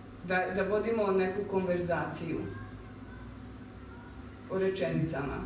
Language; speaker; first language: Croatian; non-native, local second language; Hungarian